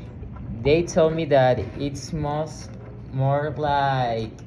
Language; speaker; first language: English; non-native, learner; Spanish